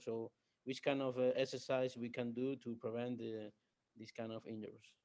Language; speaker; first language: English; non-native, learner; Spanish